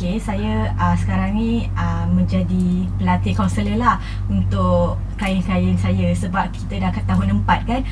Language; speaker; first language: Malay; native; Malay